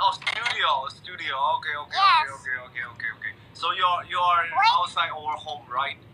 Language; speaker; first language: English; non-native, learner; Chinese